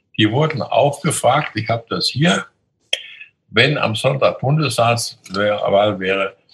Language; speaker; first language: German; native; German